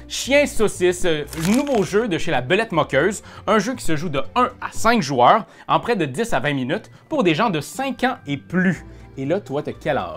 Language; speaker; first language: French; native; French